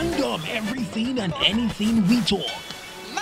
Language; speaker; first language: English; non-native, local second language; Yoruba